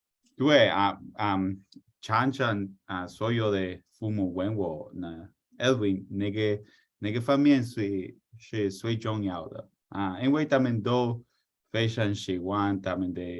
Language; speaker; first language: Chinese; non-native, fluent; English